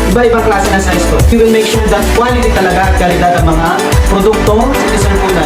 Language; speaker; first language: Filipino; native; Filipino